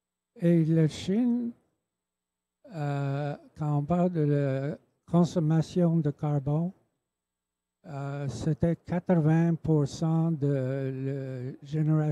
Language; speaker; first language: French; non-native, local second language; English